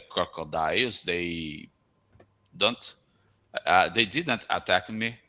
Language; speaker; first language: English; non-native, fluent; Portuguese